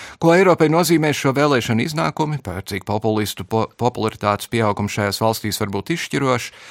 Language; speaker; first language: Latvian; early bilingual, heritage; Latvian